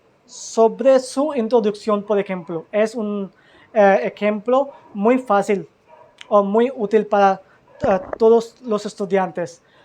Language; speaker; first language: Spanish; non-native, learner; Hindi